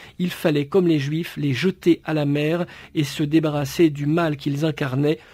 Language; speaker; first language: French; native; French